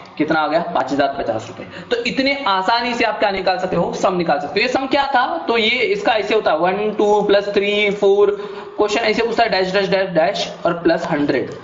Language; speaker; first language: Hindi; non-native, local second language; Marathi